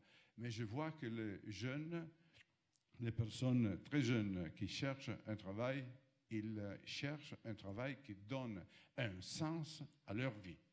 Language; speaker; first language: French; non-native, fluent; Italian